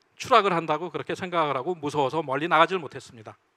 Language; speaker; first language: Korean; native; Korean